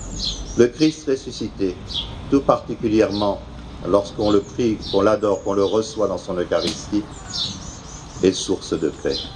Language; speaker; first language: French; native; French